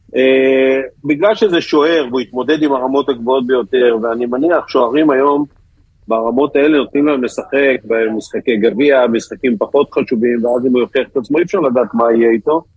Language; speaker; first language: Hebrew; native; Hebrew